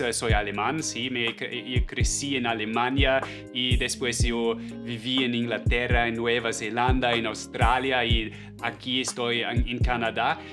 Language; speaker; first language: Spanish; non-native, fluent; German